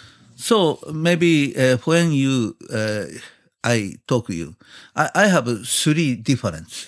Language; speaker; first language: English; non-native, learner; Japanese